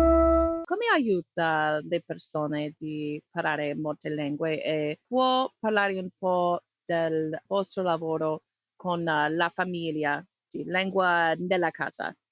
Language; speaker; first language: Italian; non-native, learner; English